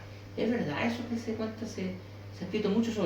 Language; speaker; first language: Spanish; native; Spanish